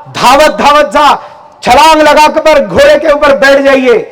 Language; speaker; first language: Hindi; non-native, local second language; Marathi